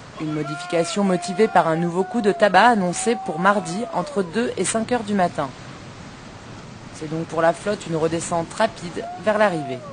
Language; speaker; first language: French; native; French